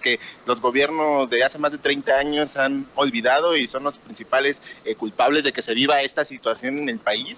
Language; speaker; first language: Spanish; native; Spanish